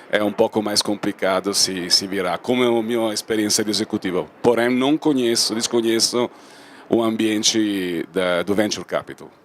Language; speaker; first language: Portuguese; non-native, fluent; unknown